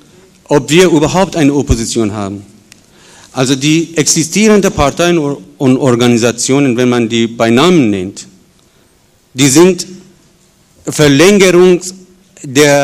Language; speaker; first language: German; non-native, fluent; Persian